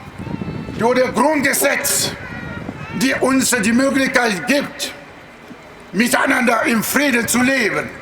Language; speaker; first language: German; non-native, learner; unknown